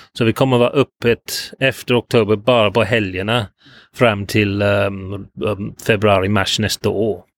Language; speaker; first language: Swedish; non-native, fluent; English